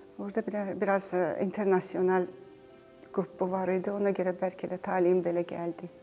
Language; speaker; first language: Azerbaijani; native; Azerbaijani